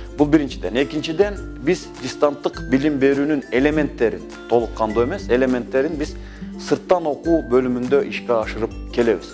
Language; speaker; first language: Kyrgyz; native; Kyrgyz